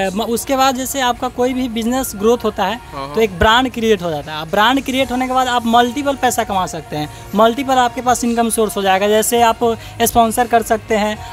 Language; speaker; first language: Hindi; native; Hindi